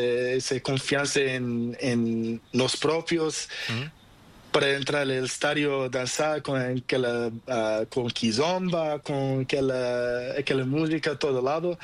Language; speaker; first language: Spanish; non-native, learner; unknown